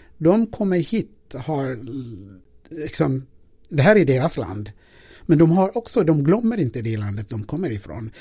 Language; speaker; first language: Swedish; non-native, fluent; Amharic